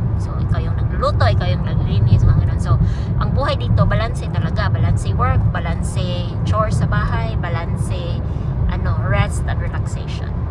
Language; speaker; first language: Filipino; non-native, local second language; Cebuano